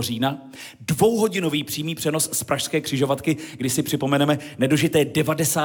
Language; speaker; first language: Czech; native; Czech